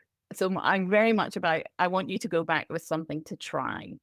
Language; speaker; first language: English; native; English